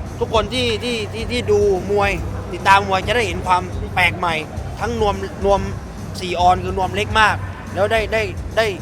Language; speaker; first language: Thai; native; Thai